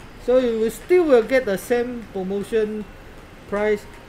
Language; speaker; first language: English; non-native, local second language; Chinese